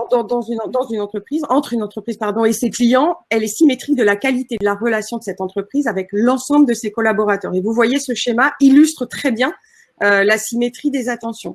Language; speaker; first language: French; native; French